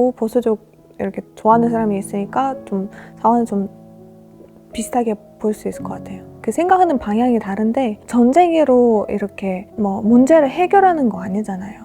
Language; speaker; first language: Korean; non-native, fluent; Russian